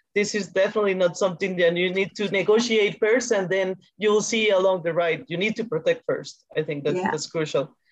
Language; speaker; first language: English; non-native, fluent; Spanish